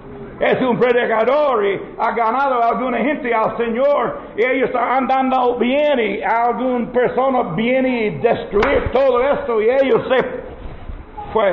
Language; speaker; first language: Spanish; non-native, learner; English